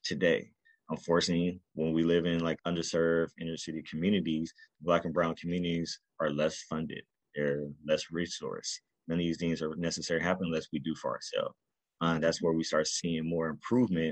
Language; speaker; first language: English; native; English